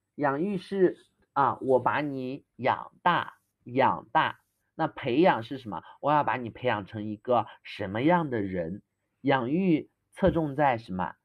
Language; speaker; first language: Chinese; native; Chinese